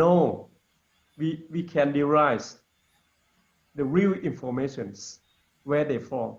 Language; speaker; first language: English; non-native, learner; Lao